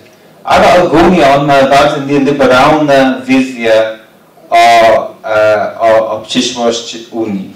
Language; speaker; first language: Polish; non-native, learner; English